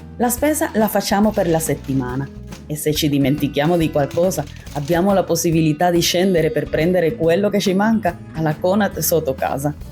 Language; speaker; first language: Italian; non-native, fluent; Spanish